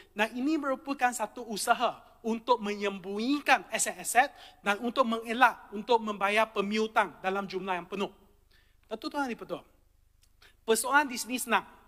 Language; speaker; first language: Malay; non-native, local second language; Chinese